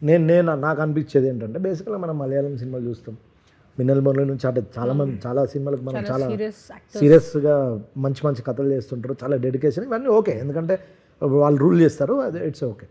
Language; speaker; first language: Telugu; native; Telugu